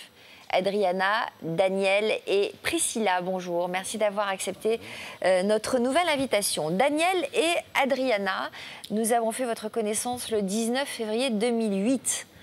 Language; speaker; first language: French; native; French